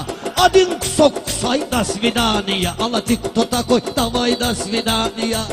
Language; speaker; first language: Russian; non-native, learner; Talysh